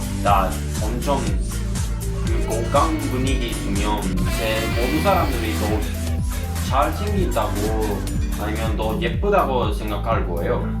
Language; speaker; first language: Korean; non-native, learner; Spanish